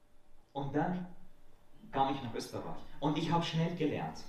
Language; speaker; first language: German; non-native, fluent; Arabic